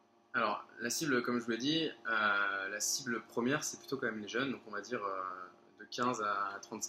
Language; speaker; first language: French; native; French